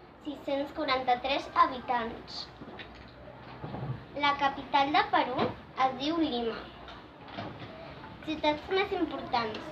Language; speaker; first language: Catalan; early bilingual, other home language; Spanish